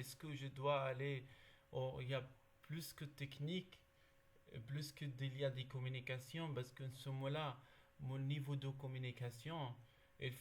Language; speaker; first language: French; non-native, learner; Arabic